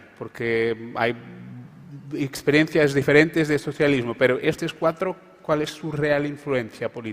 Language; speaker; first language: Spanish; non-native, fluent; Portuguese